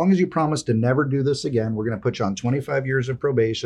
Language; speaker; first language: English; early bilingual, other home language; Spanish